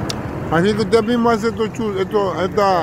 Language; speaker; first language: Spanish; native; Spanish